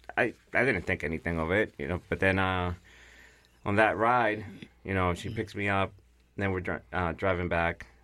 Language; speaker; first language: English; non-native, fluent; Spanish